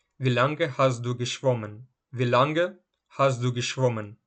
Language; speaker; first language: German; non-native, fluent; Ukrainian